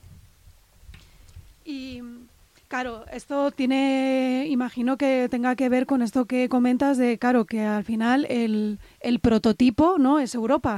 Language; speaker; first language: Spanish; native; Spanish